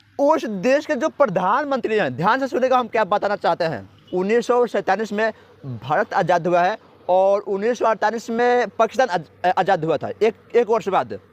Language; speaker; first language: Hindi; native; Hindi